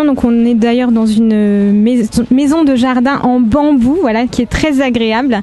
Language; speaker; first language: French; native; French